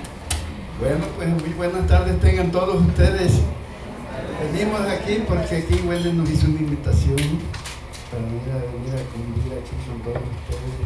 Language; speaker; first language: Spanish; native; Spanish